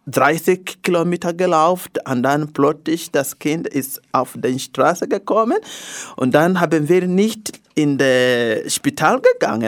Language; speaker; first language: German; non-native, learner; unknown